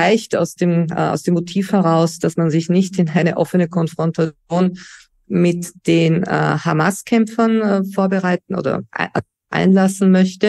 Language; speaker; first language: German; native; German